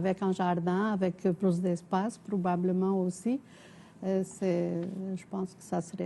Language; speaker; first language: French; non-native, fluent; Portuguese